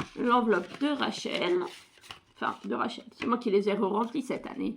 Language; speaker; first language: French; native; French